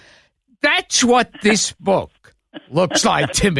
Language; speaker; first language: English; native; English